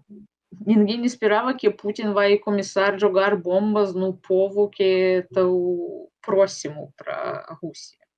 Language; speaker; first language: Portuguese; non-native, fluent; Russian